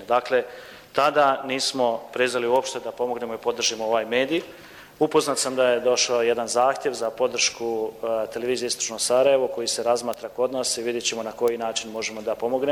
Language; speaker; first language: Croatian; native; Croatian